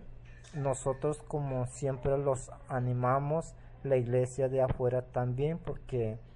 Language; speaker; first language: Spanish; non-native, local second language; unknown